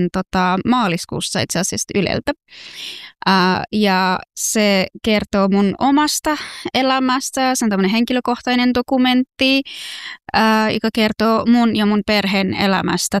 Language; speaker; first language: Finnish; non-native, fluent; Persian